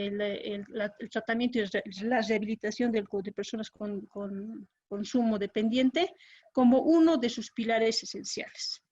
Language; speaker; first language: Spanish; native; Spanish